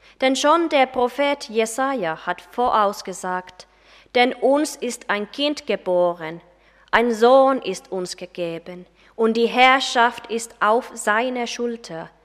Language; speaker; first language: German; non-native, fluent; Finnish